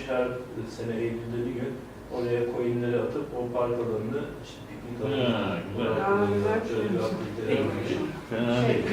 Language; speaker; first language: Turkish; native; Turkish